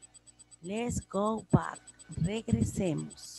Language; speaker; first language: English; non-native, learner; Spanish